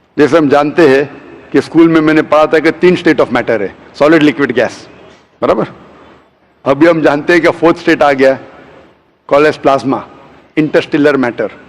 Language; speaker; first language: Hindi; non-native, local second language; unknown